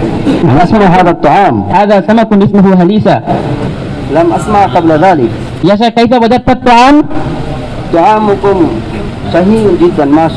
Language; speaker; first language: Arabic; non-native, learner; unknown